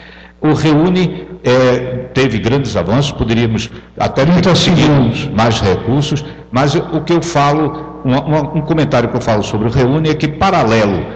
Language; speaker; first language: Portuguese; native; Portuguese